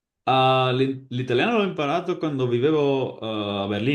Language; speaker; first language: Italian; non-native, learner; Spanish